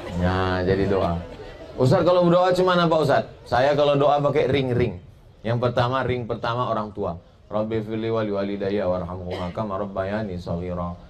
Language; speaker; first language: Indonesian; native; Indonesian